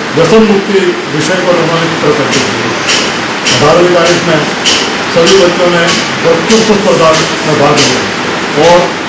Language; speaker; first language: Hindi; non-native, local second language; Gujarati